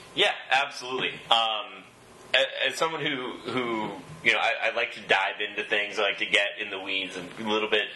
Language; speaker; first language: English; native; English